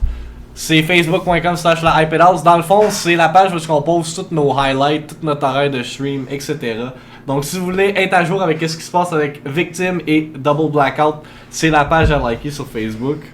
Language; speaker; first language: French; native; French